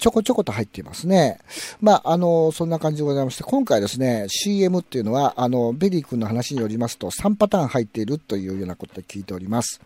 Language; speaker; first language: Japanese; native; Japanese